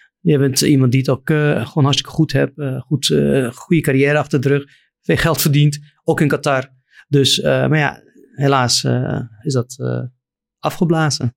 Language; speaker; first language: Dutch; non-native, fluent; Arabic